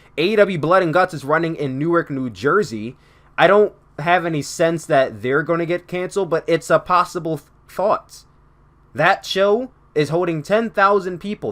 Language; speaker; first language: English; native; English